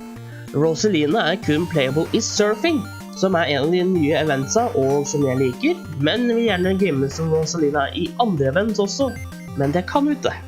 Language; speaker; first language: Norwegian; native; Norwegian